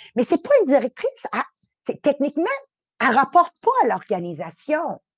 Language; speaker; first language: French; early bilingual, other home language; Italian